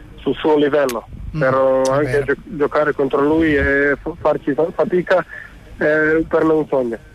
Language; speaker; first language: Italian; non-native, fluent; Croatian